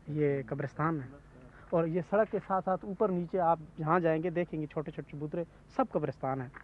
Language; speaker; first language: Urdu; non-native, local second language; Punjabi